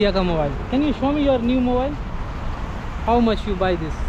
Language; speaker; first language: English; non-native, learner; Hindi